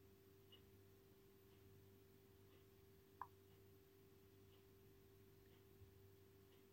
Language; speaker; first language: English; native; English